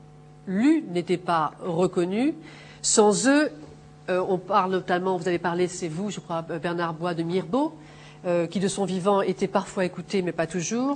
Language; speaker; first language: French; native; French